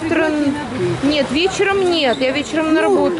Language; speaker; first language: Russian; native; Russian